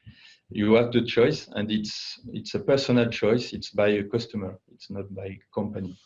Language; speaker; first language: English; non-native, fluent; French